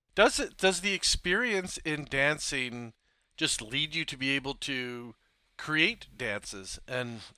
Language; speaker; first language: English; native; English